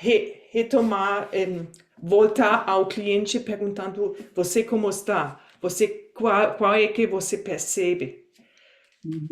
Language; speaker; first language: Portuguese; non-native, fluent; German